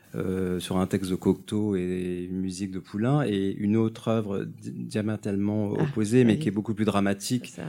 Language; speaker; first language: French; native; French